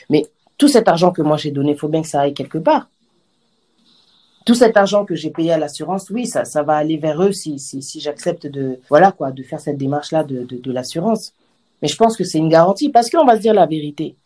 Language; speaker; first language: French; native; French